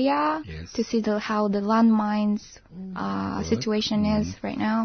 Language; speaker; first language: English; non-native, fluent; Japanese